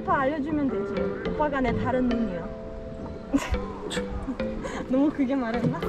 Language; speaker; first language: Korean; non-native, fluent; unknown